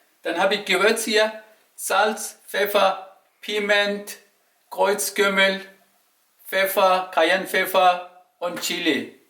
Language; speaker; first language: German; non-native, learner; Turkish